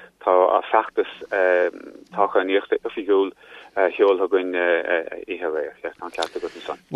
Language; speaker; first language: Irish; non-native, local second language; English